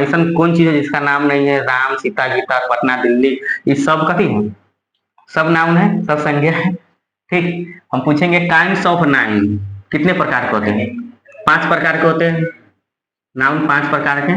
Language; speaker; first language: Hindi; non-native, local second language; Bhojpuri